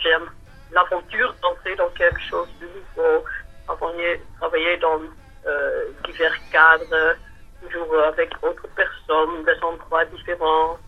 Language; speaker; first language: French; non-native, fluent; Dutch